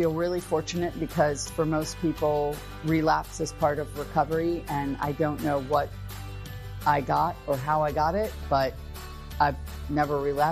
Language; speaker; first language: English; native; English